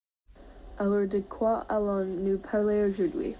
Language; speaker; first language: French; non-native, learner; English